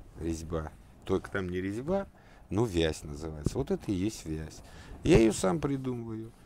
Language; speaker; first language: Russian; native; Russian